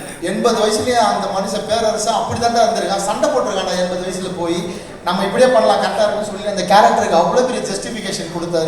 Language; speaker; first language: Tamil; native; Tamil